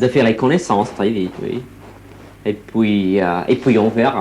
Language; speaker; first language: French; non-native, learner; English